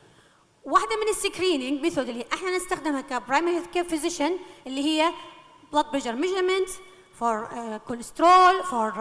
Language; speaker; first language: Arabic; native; Arabic